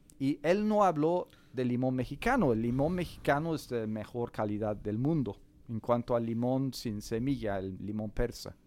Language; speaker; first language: Spanish; non-native, fluent; English